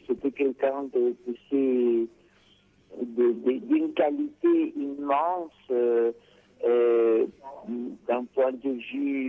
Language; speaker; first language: French; non-native, fluent; Spanish